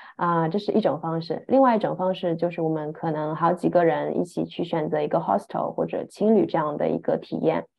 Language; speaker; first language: Chinese; native; Chinese